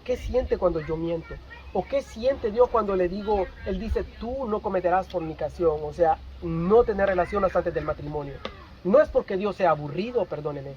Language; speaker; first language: Spanish; native; Spanish